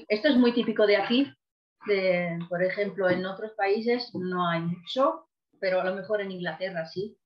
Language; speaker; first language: Spanish; non-native, fluent; Italian